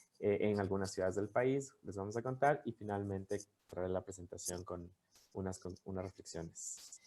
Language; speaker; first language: Spanish; native; Spanish